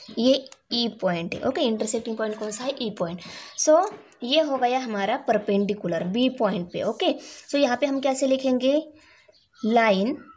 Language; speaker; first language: Hindi; non-native, local second language; Marathi